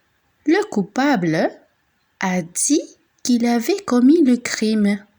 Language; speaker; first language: French; non-native, fluent; Spanish